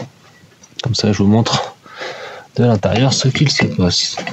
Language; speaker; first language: French; native; French